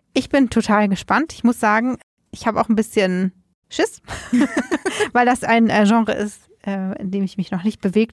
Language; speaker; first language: German; native; German